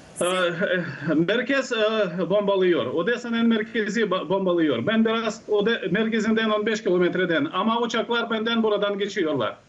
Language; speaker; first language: Turkish; non-native, learner; Ukrainian